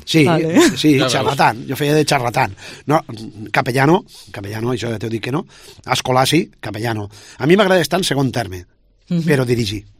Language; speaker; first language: Catalan; native; Catalan